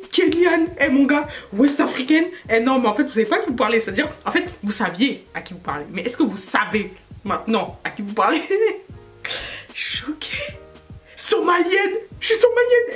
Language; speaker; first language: French; native; French